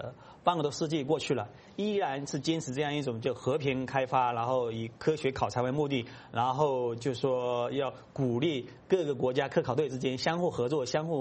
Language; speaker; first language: Chinese; native; Chinese